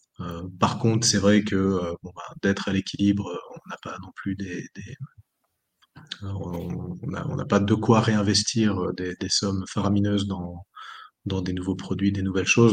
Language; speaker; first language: French; native; French